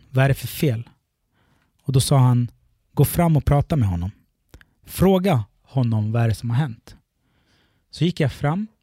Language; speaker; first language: Swedish; early bilingual, other home language; Arabic